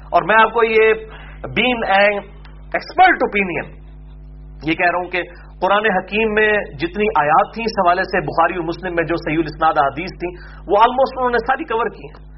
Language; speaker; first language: Urdu; non-native, local second language; Punjabi